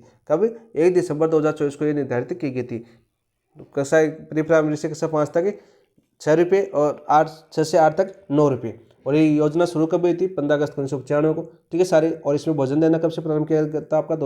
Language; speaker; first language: Hindi; native; Hindi